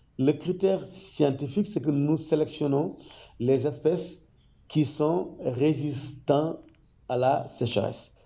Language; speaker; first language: French; non-native, local second language; Wolof